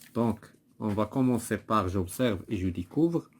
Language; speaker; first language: French; non-native, local second language; Arabic